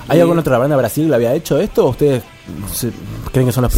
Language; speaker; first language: Spanish; native; Spanish